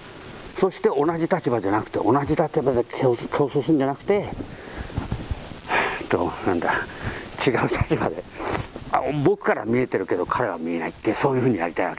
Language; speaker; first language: Japanese; native; Japanese